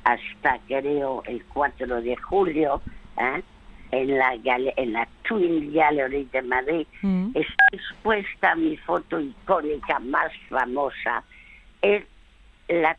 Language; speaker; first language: Spanish; early bilingual, other home language; French